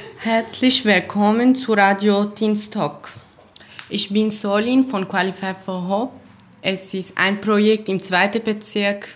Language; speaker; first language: German; non-native, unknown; Kurdish